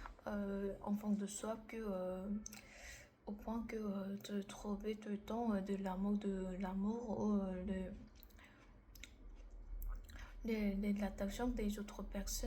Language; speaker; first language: French; non-native, learner; Korean